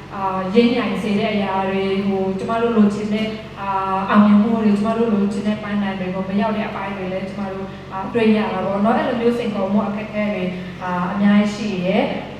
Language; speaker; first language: Burmese; non-native, local second language; Shwe Palaung